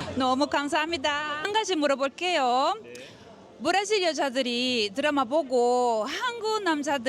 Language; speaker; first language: Korean; non-native, learner; Portuguese